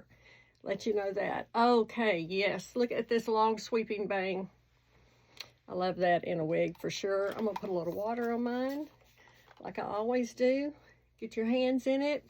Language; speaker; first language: English; native; English